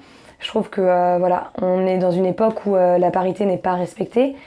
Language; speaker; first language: French; native; French